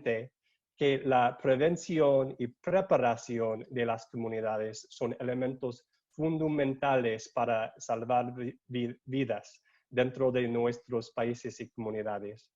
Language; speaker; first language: Spanish; non-native, learner; English